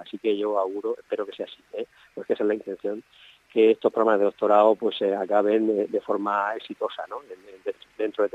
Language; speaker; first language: Spanish; native; Spanish